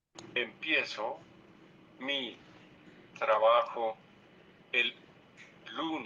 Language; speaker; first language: Spanish; non-native, learner; Indonesian